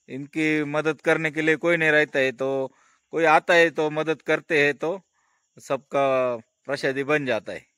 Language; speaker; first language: Hindi; non-native, local second language; Marathi